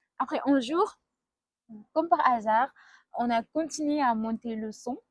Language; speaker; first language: French; non-native, local second language; Wolof